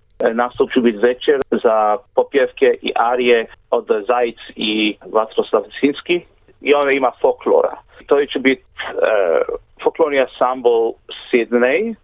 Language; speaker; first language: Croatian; early bilingual, heritage; Croatian